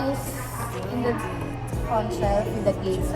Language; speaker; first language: English; non-native, local second language; Filipino